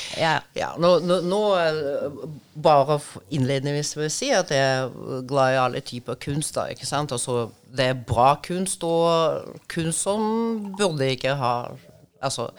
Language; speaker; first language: Norwegian; non-native, fluent; Russian